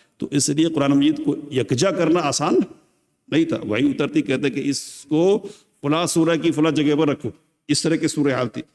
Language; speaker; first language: Urdu; native; Urdu